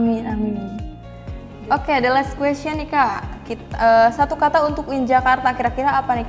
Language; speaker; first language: Indonesian; native; Indonesian